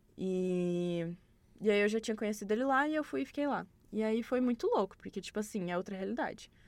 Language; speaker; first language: Portuguese; native; Portuguese